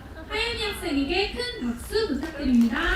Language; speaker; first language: Korean; native; Korean